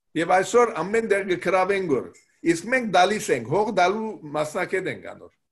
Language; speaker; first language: Armenian; native; Armenian